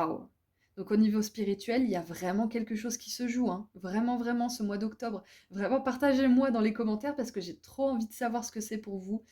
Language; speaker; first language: French; native; French